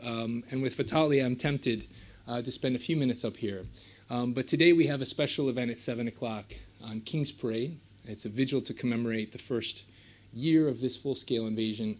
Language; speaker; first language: English; native; English